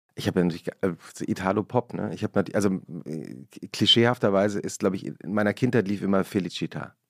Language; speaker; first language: German; native; German